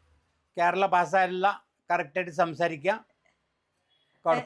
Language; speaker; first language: Malayalam; non-native, local second language; Hindi